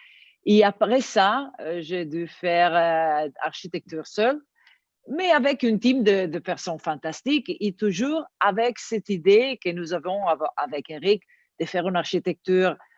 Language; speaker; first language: French; non-native, learner; Italian